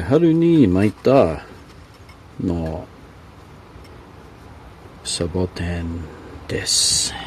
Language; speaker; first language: Japanese; non-native, learner; English